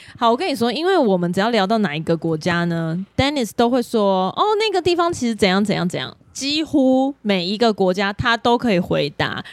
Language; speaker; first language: Chinese; native; Chinese